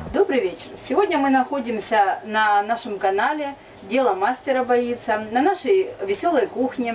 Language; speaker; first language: Russian; native; Russian